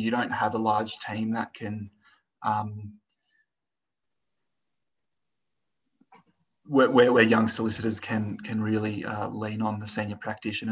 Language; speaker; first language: English; native; English